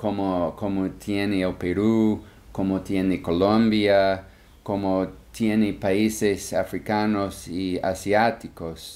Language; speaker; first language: Spanish; non-native, fluent; English